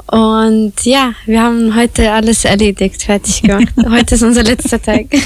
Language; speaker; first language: German; early bilingual, other home language; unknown